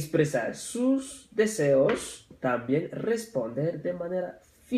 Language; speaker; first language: Spanish; non-native, fluent; French